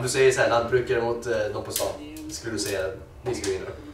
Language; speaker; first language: Swedish; native; Swedish